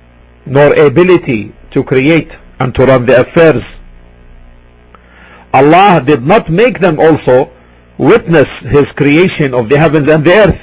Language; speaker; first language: English; non-native, fluent; Arabic